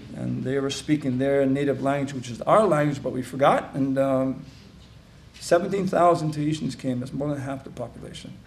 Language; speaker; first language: English; native; English